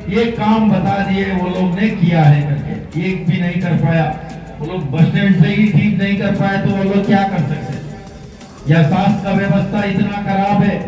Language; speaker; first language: Hindi; non-native, local second language; Kannada